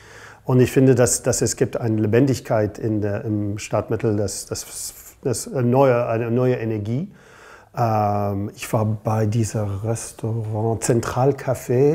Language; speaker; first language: German; non-native, fluent; English